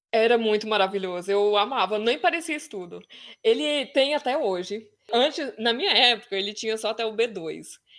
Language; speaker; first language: Portuguese; native; Portuguese